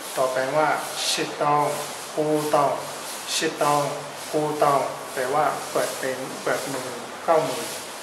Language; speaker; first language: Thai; non-native, fluent; Burmese